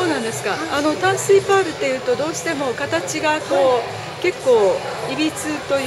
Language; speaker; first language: Japanese; native; Japanese